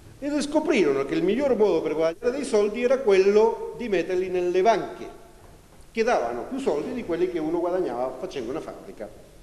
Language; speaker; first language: Italian; non-native, fluent; Spanish